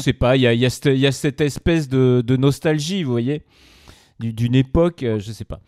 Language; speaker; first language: French; native; French